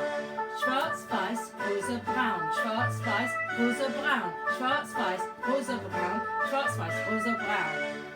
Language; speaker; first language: German; non-native, fluent; English